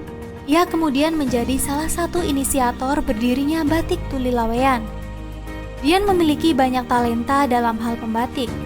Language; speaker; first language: Indonesian; native; Indonesian